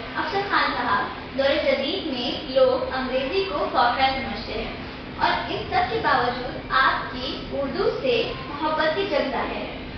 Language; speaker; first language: Urdu; native; Urdu